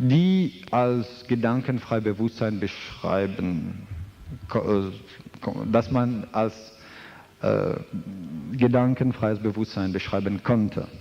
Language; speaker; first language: German; non-native, fluent; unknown